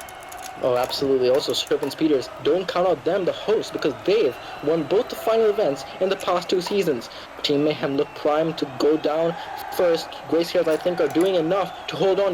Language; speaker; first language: English; native; English